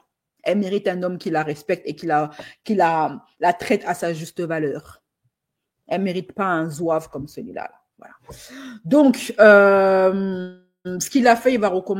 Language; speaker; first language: French; native; French